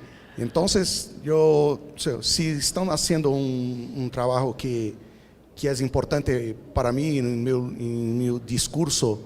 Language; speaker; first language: Spanish; non-native, fluent; Portuguese